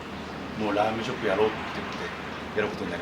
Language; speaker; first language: Japanese; native; Japanese